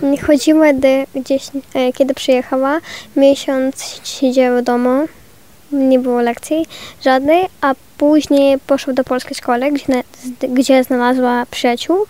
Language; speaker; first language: Polish; non-native, learner; Ukrainian